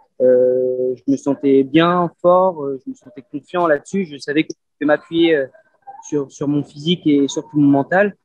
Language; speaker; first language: French; native; French